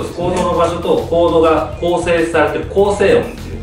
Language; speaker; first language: Japanese; native; Japanese